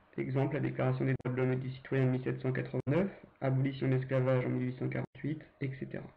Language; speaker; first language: French; native; French